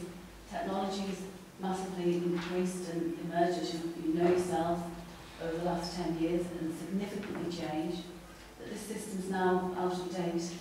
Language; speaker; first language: English; native; English